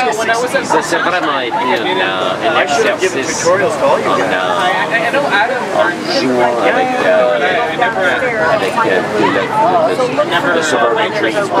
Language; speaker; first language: French; non-native, local second language; English